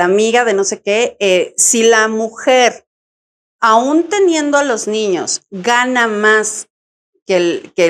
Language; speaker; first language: Spanish; native; Spanish